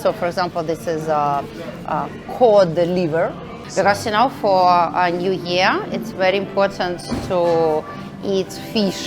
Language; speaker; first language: English; non-native, learner; Russian